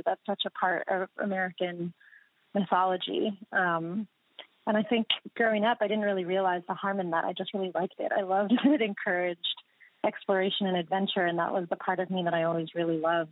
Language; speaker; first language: English; native; English